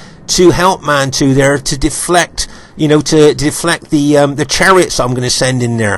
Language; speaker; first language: English; native; English